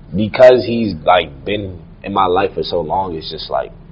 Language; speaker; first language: English; native; English